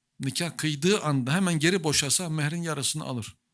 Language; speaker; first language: Turkish; native; Turkish